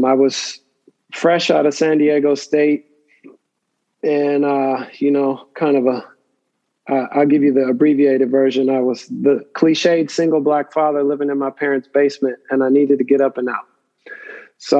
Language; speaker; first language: English; native; English